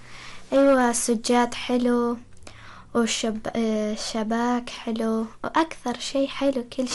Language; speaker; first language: Arabic; non-native, learner; Persian